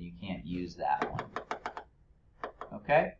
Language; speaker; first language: English; native; English